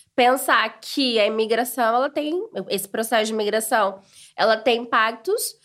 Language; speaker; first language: Portuguese; native; Portuguese